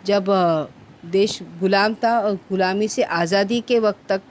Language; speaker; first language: Hindi; non-native, local second language; Marathi